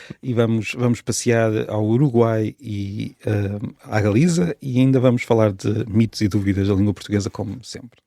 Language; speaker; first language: Portuguese; native; Portuguese